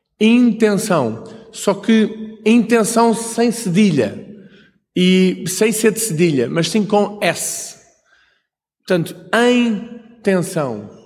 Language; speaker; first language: Portuguese; native; Portuguese